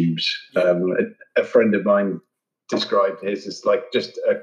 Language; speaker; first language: English; native; English